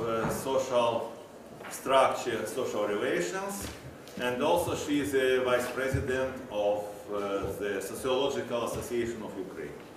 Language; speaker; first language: English; non-native, fluent; Ukrainian